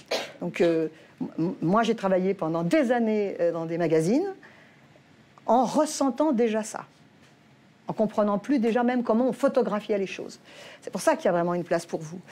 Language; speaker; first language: French; native; French